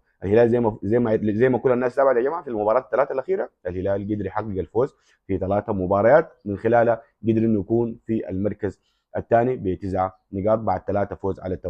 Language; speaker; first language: Arabic; native; Arabic